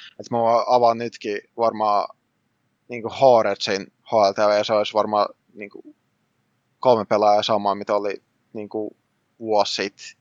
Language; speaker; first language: Finnish; early bilingual, other home language; Russian